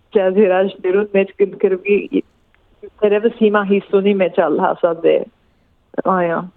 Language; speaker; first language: Armenian; early bilingual, heritage; Armenian